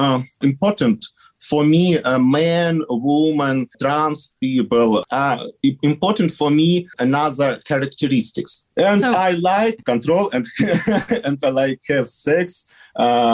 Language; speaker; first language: English; non-native, learner; Kazakh